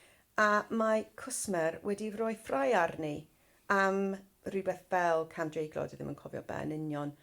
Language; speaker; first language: Welsh; non-native, fluent; English